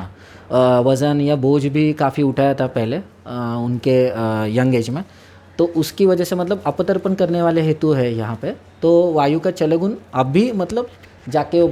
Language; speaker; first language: Hindi; non-native, local second language; Marathi